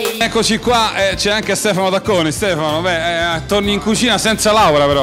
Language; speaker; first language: Italian; native; Italian